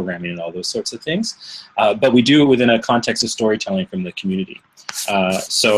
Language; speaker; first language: English; native; English